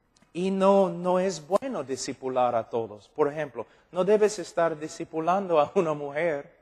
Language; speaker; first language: Spanish; non-native, fluent; English